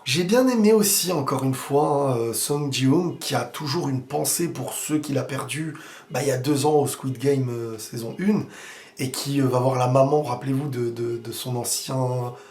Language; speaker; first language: French; native; French